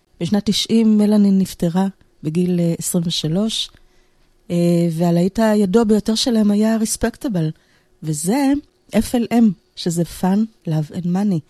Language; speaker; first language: Hebrew; native; Hebrew